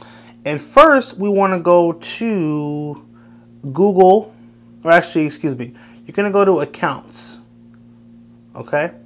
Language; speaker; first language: English; native; English